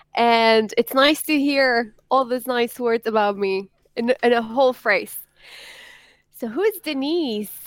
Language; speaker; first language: English; non-native, fluent; Spanish